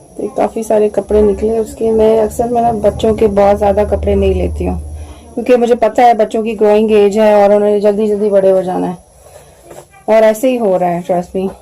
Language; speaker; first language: Urdu; native; Urdu